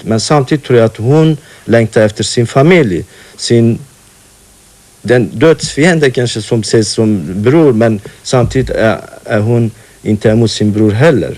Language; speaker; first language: Swedish; non-native, fluent; Kurdish